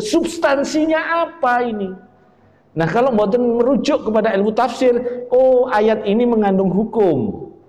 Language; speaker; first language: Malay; non-native, local second language; Javanese